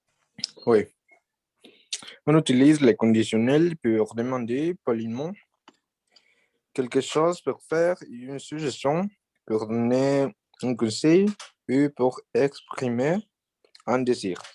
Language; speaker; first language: French; non-native, learner; Spanish